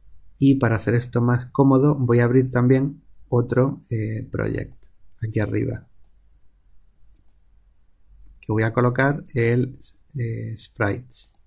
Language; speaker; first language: Spanish; native; Spanish